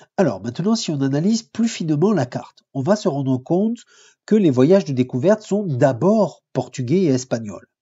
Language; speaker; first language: French; native; French